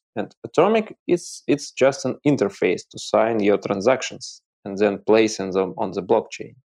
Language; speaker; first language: English; non-native, learner; Russian